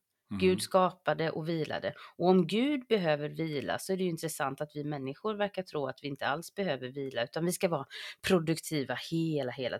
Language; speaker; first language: Swedish; native; Swedish